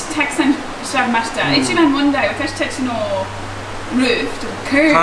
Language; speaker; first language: Japanese; non-native, learner; English